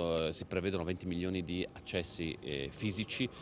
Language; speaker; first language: Italian; native; Italian